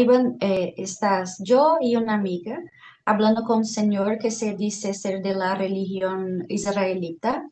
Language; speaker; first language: Spanish; non-native, fluent; Portuguese